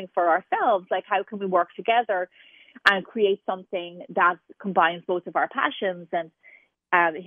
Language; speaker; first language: English; native; English